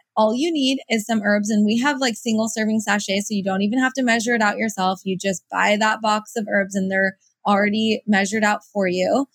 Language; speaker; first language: English; early bilingual, other home language; Persian